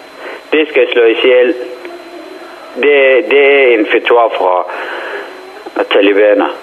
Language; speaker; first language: Danish; non-native, fluent; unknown